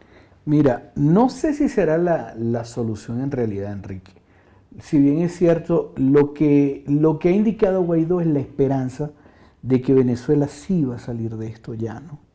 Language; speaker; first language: Spanish; native; Spanish